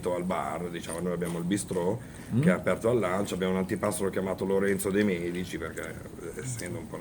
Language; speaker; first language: Italian; native; Italian